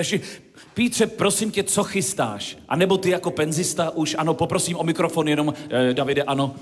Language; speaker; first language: Czech; native; Czech